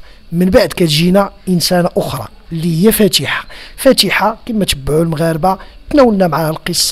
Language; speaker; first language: Arabic; native; Arabic